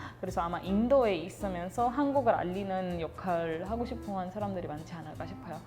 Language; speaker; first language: Korean; non-native, fluent; Hindi